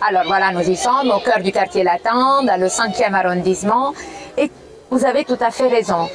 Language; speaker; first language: French; non-native, fluent; Italian